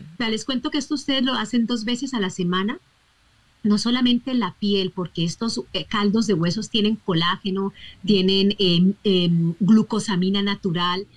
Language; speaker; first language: Spanish; native; Spanish